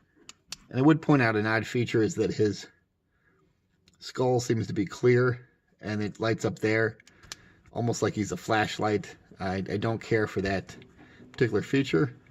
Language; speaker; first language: English; native; English